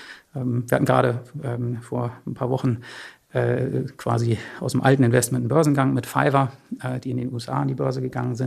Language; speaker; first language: German; native; German